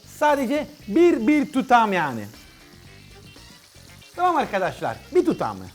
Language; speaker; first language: Turkish; non-native, learner; Italian